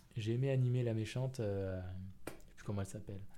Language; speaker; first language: French; native; French